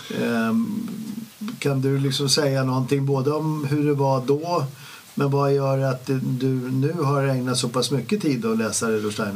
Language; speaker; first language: Swedish; native; Swedish